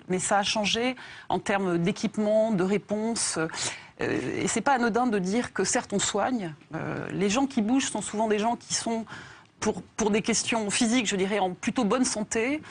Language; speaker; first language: French; native; French